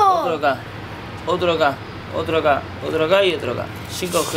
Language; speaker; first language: Spanish; native; Spanish